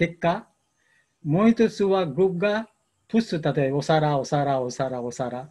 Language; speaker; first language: Japanese; non-native, learner; Bangla